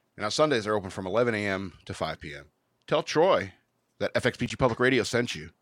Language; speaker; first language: English; native; English